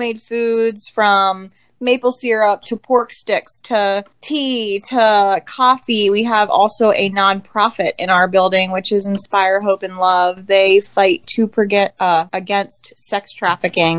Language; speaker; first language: English; native; English